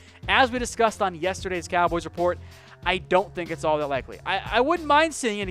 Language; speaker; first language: English; native; English